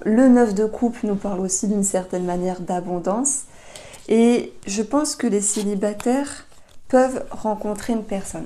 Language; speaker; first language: French; native; French